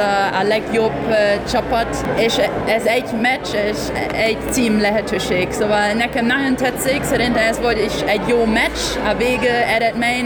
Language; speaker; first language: Hungarian; non-native, learner; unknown